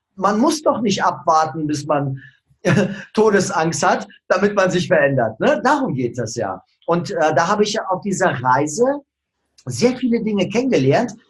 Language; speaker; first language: German; early bilingual, other home language; Russian